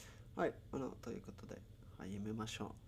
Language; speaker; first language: Japanese; non-native, learner; English